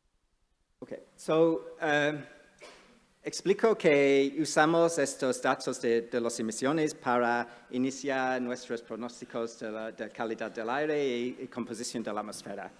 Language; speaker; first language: Spanish; non-native, fluent; English